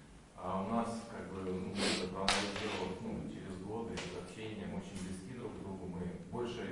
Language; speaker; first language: Russian; native; Russian